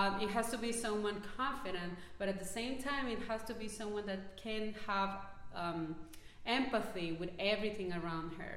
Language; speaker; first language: English; non-native, fluent; Spanish